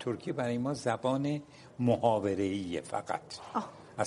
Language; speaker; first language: Persian; non-native, local second language; Turkish